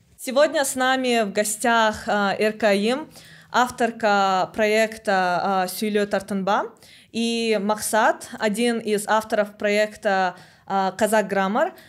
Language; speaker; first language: Russian; native; Russian